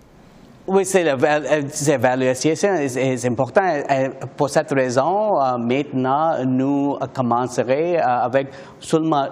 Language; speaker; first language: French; non-native, learner; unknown